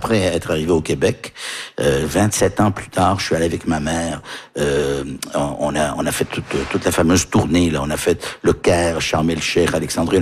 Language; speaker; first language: French; early bilingual, other home language; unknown